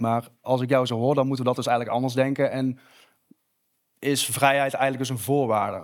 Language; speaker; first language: Dutch; native; Dutch